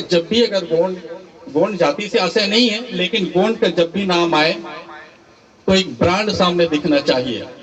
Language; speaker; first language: Hindi; native; Hindi